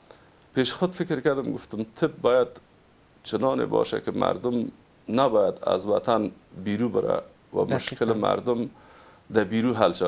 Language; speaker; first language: Persian; native; Persian